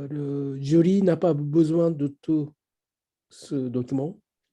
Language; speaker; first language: French; non-native, fluent; Japanese